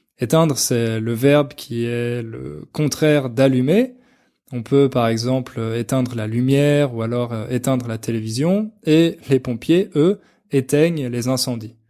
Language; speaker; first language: French; native; French